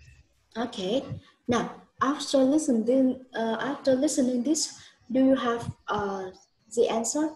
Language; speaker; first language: English; non-native, learner; Vietnamese